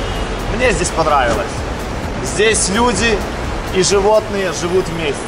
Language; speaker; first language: Russian; native; Russian